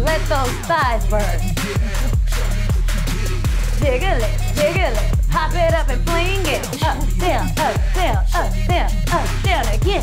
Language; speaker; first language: English; native; English